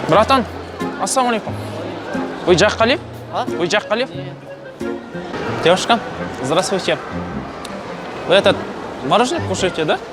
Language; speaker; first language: Russian; non-native, local second language; Kazakh